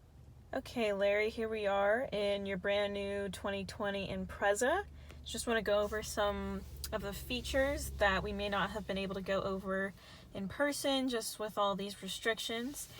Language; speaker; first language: English; native; English